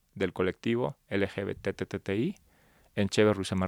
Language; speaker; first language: Spanish; native; Spanish